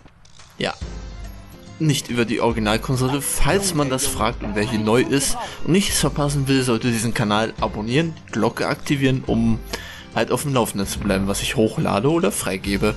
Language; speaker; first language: German; native; German